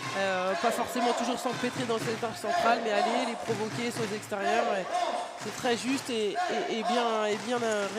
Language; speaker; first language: French; native; French